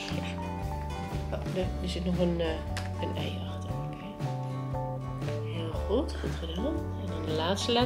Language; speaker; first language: Dutch; native; Dutch